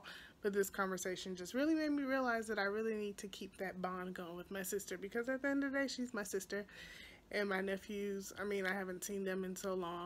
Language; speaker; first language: English; native; English